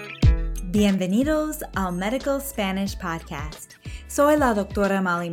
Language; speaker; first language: Spanish; non-native, fluent; English